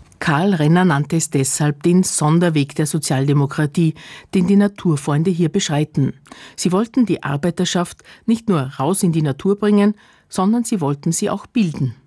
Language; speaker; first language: German; native; German